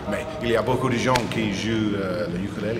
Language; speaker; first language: French; non-native, learner; English